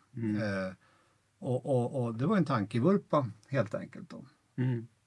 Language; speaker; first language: Swedish; native; Swedish